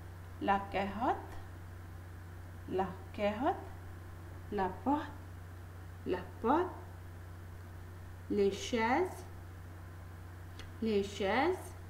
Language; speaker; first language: French; non-native, fluent; Hindi